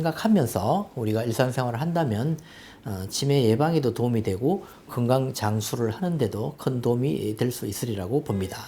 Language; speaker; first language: Korean; native; Korean